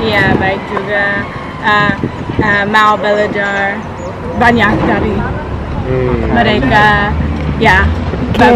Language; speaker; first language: Indonesian; non-native, learner; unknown